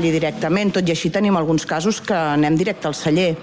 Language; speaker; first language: Catalan; native; Catalan